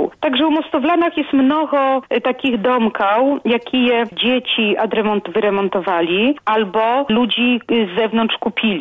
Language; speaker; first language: Polish; non-native, local second language; Belarusian